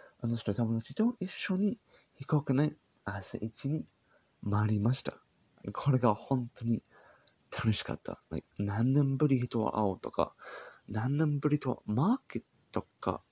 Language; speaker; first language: Japanese; non-native, learner; English